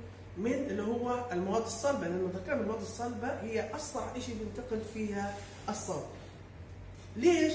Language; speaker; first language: Arabic; native; Arabic